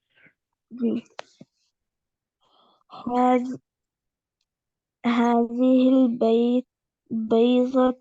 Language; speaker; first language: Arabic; non-native, learner; Urdu